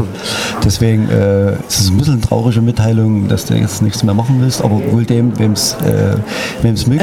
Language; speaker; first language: German; native; German